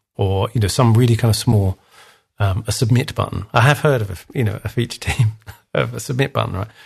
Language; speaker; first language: English; native; English